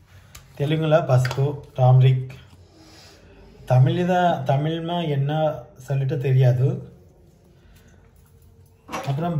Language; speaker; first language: Tamil; non-native, learner; Telugu